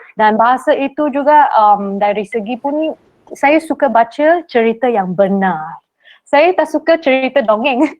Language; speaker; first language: Malay; non-native, local second language; Min Nan Chinese